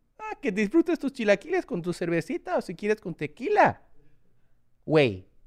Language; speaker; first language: Spanish; early bilingual, heritage; English